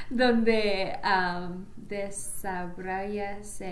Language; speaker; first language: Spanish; early bilingual, heritage; Spanish